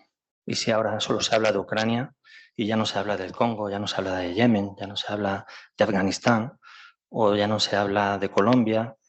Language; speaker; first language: Spanish; native; Spanish